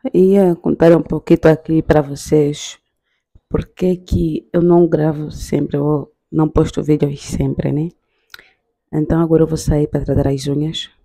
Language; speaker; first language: Portuguese; native; Portuguese